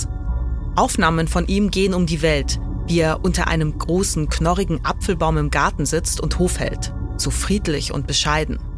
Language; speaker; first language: German; native; German